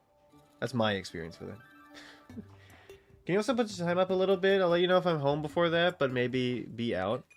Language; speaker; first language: English; native; English